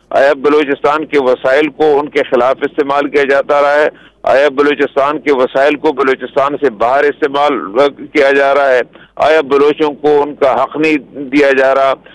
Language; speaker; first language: Urdu; non-native, local second language; Pashto